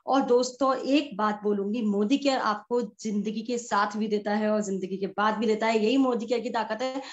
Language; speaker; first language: Hindi; native; Hindi